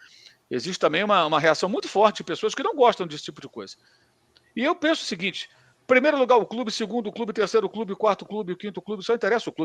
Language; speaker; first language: Portuguese; native; Portuguese